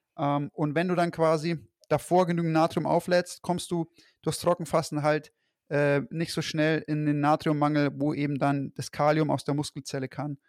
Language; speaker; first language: German; native; German